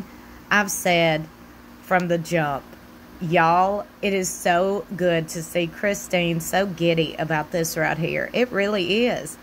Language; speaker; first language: English; native; English